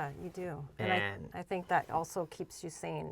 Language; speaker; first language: English; native; English